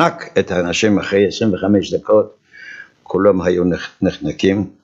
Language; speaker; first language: Hebrew; non-native, fluent; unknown